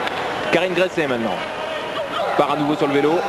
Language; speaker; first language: French; native; French